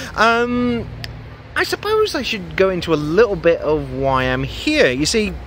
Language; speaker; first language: English; native; English